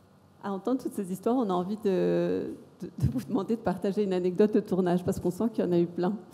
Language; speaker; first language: French; native; French